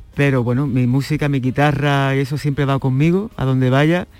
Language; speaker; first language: Spanish; native; Spanish